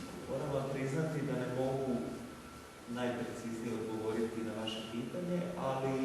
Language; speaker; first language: Croatian; native; Croatian